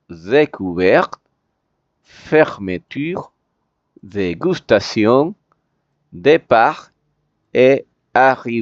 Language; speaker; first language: French; non-native, fluent; Spanish